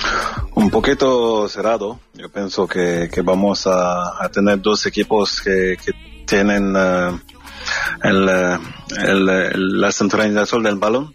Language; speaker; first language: Spanish; non-native, fluent; French